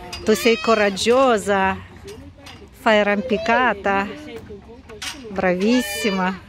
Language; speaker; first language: Italian; non-native, learner; Russian